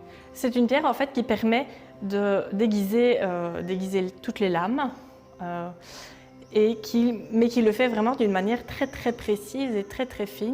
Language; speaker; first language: French; native; French